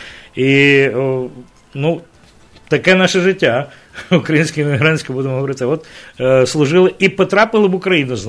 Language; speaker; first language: Ukrainian; native; Ukrainian